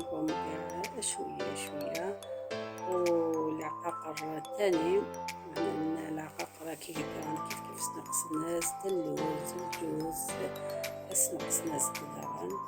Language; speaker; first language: Arabic; non-native, local second language; Kabyle